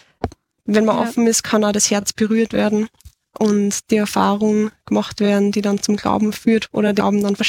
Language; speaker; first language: German; native; German